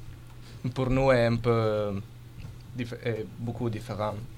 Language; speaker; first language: French; non-native, learner; Italian